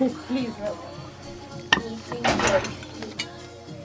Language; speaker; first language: English; non-native, learner; Russian